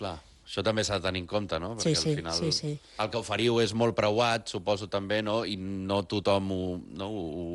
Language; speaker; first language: Catalan; native; Catalan